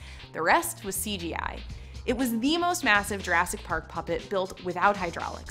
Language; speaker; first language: English; native; English